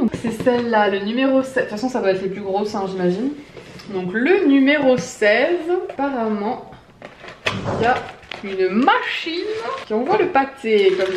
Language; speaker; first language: French; native; French